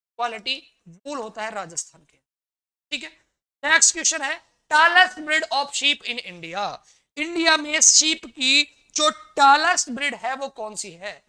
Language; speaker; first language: Hindi; native; Hindi